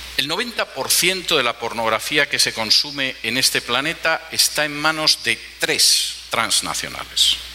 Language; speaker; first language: Spanish; native; Spanish